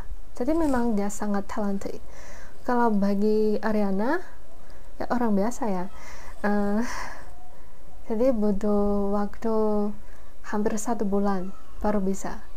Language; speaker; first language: Indonesian; non-native, fluent; Chinese